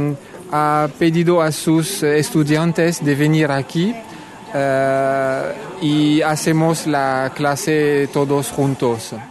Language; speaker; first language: Spanish; non-native, fluent; French